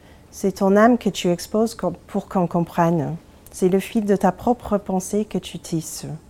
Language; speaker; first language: French; non-native, fluent; English